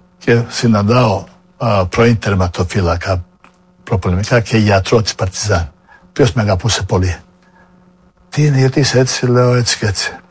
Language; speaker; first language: Greek; non-native, fluent; Serbian